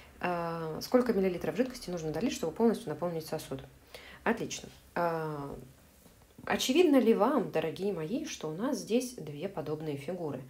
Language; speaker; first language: Russian; native; Russian